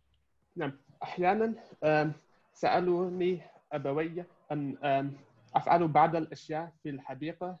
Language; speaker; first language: Arabic; non-native, learner; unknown